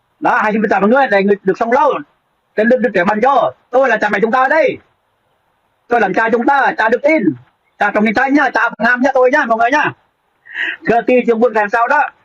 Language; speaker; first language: Vietnamese; non-native, local second language; Jarai